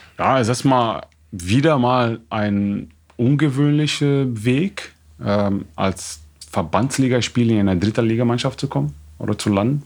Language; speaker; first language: German; non-native, fluent; Portuguese